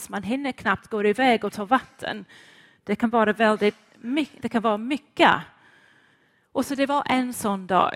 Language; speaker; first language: Swedish; non-native, fluent; English